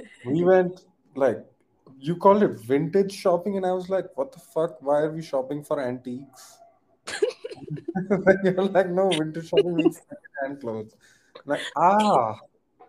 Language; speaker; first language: English; non-native, local second language; Hindi